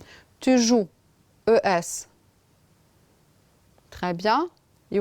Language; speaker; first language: French; non-native, fluent; Romanian